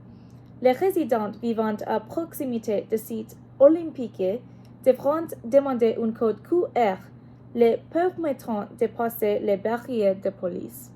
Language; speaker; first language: French; non-native, learner; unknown